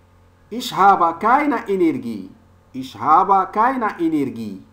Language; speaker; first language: German; non-native, learner; French